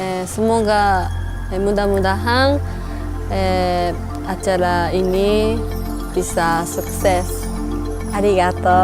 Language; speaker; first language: Indonesian; non-native, learner; Japanese